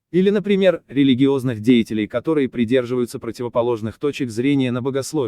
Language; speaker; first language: Russian; native; Russian